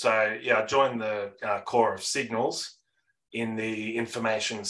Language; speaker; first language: English; native; English